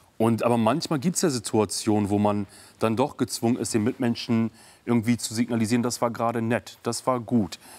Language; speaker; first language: German; early bilingual, other home language; Kurdish